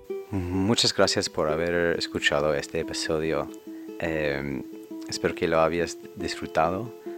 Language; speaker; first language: Spanish; non-native, fluent; English